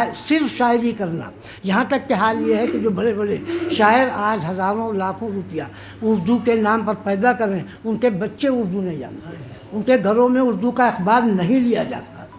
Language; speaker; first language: Urdu; native; Urdu